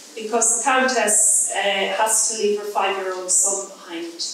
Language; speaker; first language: English; native; English